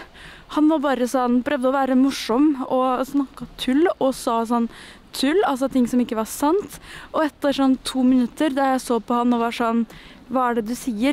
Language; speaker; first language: Norwegian; non-native, fluent; French